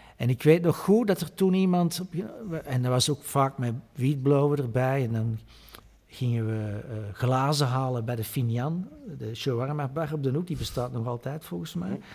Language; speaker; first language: Dutch; native; Dutch